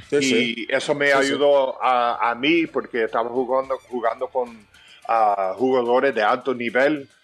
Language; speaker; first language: Spanish; early bilingual, heritage; English